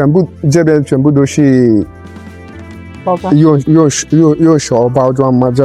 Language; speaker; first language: Chinese; non-native, fluent; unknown